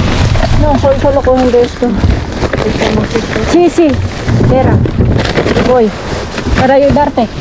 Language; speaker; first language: Spanish; non-native, learner; Filipino